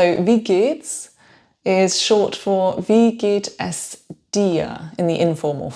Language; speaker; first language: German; non-native, fluent; English